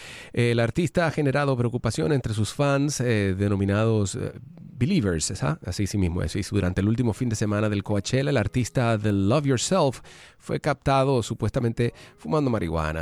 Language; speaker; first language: Spanish; native; Spanish